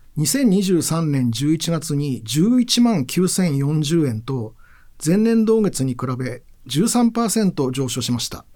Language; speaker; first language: Japanese; native; Japanese